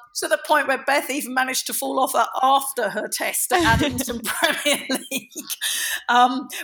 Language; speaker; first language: English; native; English